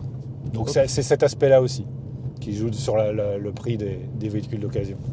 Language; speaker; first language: French; native; French